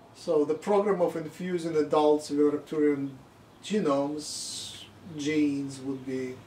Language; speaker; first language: English; non-native, fluent; Russian